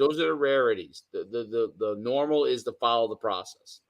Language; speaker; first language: English; native; English